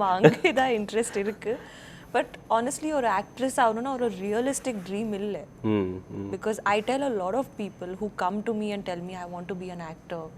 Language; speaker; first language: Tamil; non-native, learner; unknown